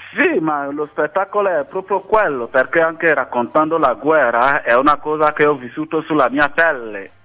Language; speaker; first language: Italian; non-native, fluent; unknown